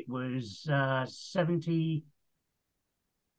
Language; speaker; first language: English; native; English